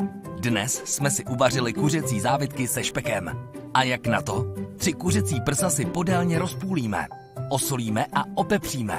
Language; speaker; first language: Czech; native; Czech